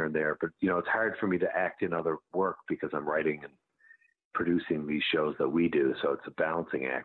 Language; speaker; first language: English; native; English